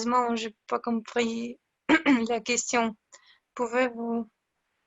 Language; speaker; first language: French; non-native, learner; Russian